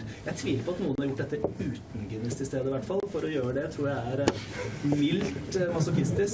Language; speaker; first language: Norwegian; native; Norwegian